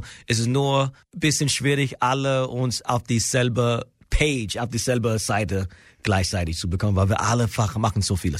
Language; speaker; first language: German; non-native, fluent; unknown